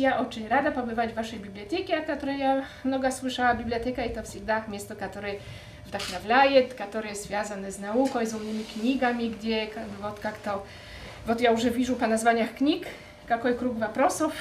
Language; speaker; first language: Russian; non-native, fluent; Polish